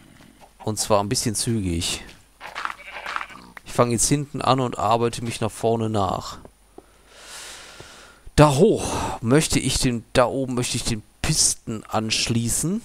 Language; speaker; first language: German; native; German